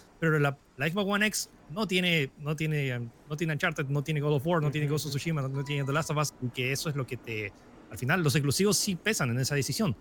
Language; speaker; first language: Spanish; early bilingual, other home language; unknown